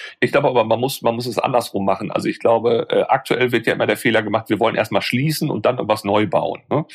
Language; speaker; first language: German; native; German